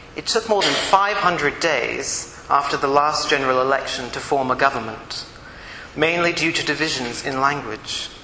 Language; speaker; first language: English; native; English